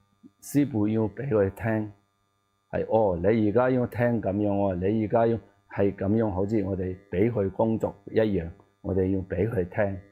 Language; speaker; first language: Cantonese; non-native, learner; Tibetan